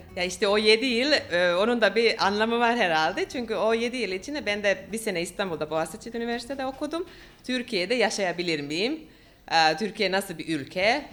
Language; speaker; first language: Turkish; non-native, fluent; Finnish